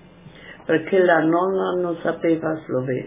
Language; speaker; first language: Italian; non-native, local second language; German